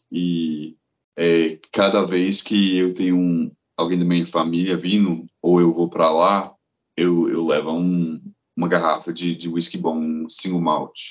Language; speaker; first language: Portuguese; non-native, fluent; English